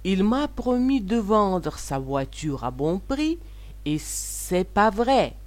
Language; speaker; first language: French; non-native, fluent; Russian